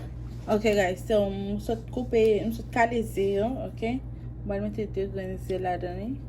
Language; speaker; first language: French; non-native, learner; Haitian Creole